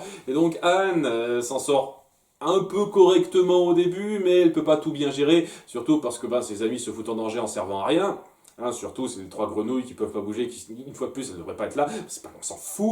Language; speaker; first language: French; native; French